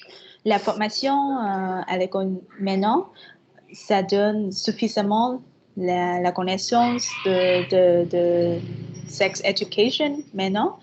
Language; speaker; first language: French; non-native, fluent; Vietnamese